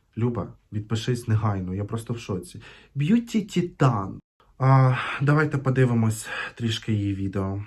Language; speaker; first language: Ukrainian; non-native, local second language; Russian